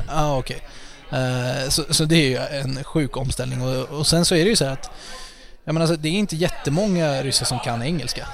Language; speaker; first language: Swedish; native; Swedish